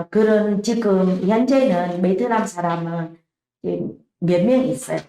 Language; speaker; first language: Korean; non-native, learner; Vietnamese